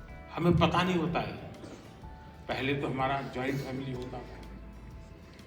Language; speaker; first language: Hindi; native; Hindi